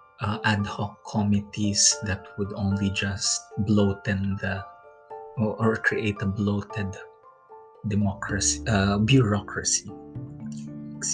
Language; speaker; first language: English; non-native, local second language; Filipino